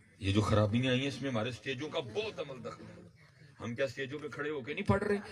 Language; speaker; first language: Urdu; non-native, local second language; Punjabi